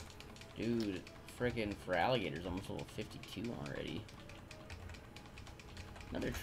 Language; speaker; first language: English; native; English